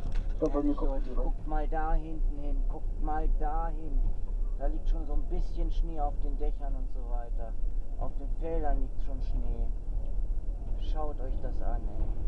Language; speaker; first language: German; native; German